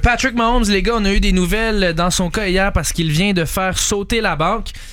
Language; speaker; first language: French; native; French